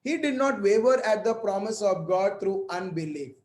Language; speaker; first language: English; non-native, local second language; Hindi